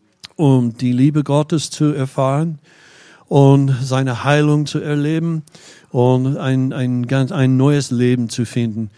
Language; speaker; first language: German; non-native, fluent; English